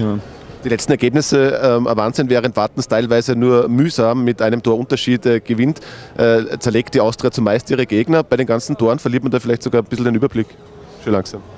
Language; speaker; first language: German; native; German